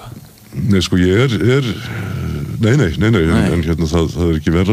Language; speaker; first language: Icelandic; native; Icelandic